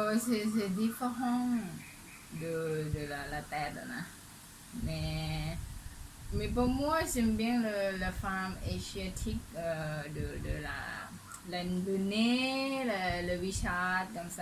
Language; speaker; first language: French; non-native, learner; Thai